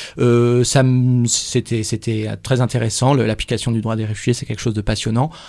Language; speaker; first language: French; native; French